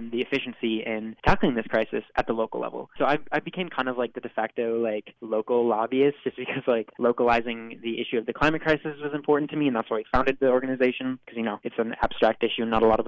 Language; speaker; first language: English; native; English